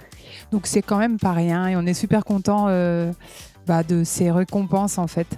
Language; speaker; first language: French; native; French